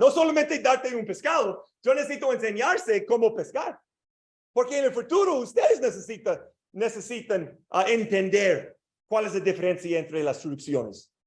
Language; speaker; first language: Spanish; non-native, learner; English